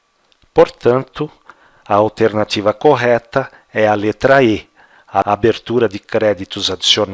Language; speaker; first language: Portuguese; native; Portuguese